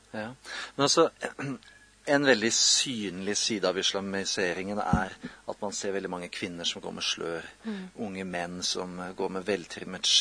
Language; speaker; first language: Norwegian; native; Norwegian